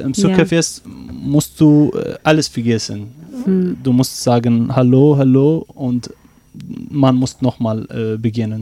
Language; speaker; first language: German; non-native, learner; Arabic